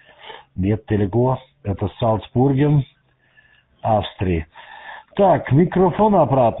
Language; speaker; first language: Russian; non-native, learner; German